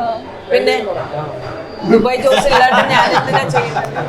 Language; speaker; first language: Malayalam; non-native, fluent; Tamil